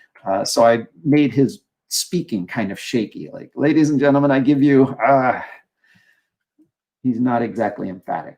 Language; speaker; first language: English; native; English